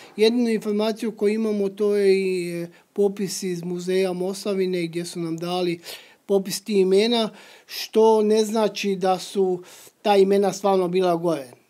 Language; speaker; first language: Croatian; native; Croatian